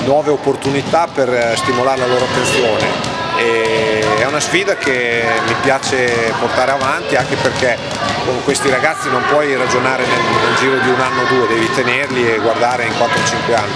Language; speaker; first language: Italian; native; Italian